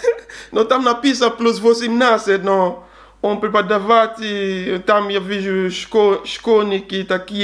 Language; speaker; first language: Russian; non-native, learner; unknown